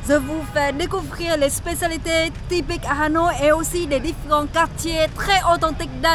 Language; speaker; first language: French; non-native, learner; Vietnamese